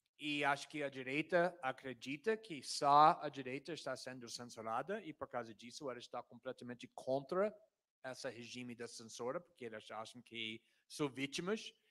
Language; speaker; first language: Portuguese; non-native, fluent; English